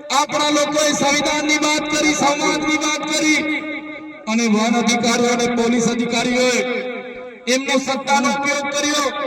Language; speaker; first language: Gujarati; non-native, local second language; Vasavi